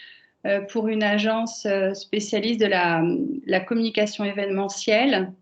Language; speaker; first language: French; native; French